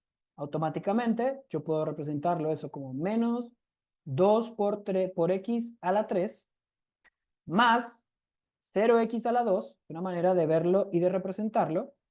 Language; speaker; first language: Spanish; native; Spanish